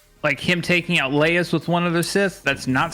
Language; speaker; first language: English; native; English